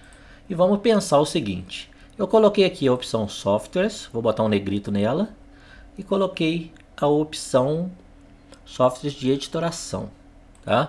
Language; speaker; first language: Portuguese; native; Portuguese